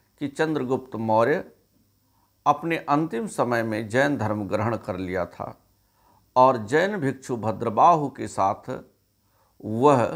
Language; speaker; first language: Hindi; native; Hindi